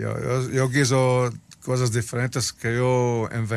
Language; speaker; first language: Spanish; early bilingual, heritage; Spanish